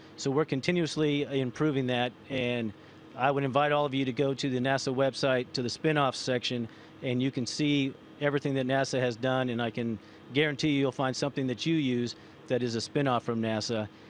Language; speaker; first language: English; early bilingual, other home language; Spanish